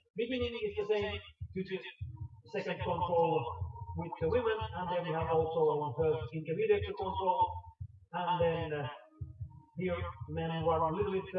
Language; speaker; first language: English; non-native, fluent; Finnish